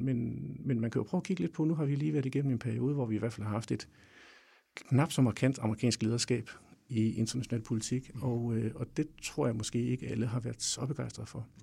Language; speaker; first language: Danish; native; Danish